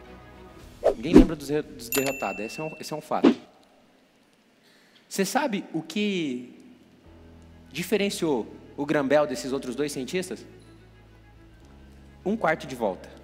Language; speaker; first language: Portuguese; native; Portuguese